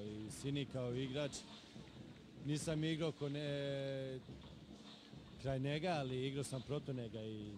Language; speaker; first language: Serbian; early bilingual, heritage; Swedish